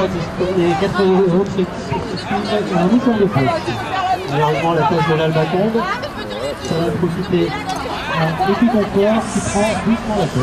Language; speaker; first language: French; native; French